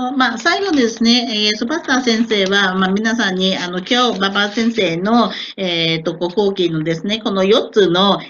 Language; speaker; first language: Japanese; non-native, fluent; Thai